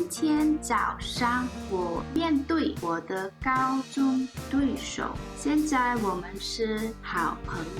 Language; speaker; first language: Chinese; non-native, learner; English